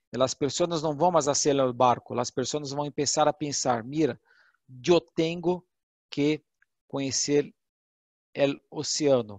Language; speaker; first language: Portuguese; non-native, learner; Spanish